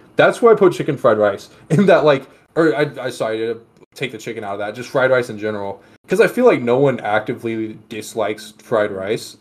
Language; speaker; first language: English; native; English